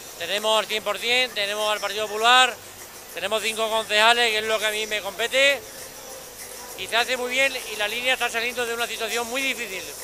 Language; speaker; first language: Spanish; native; Spanish